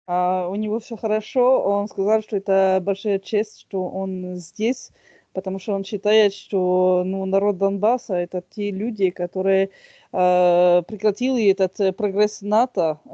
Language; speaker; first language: Russian; non-native, fluent; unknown